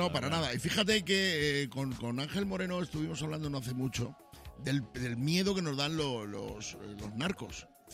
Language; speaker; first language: Spanish; native; Spanish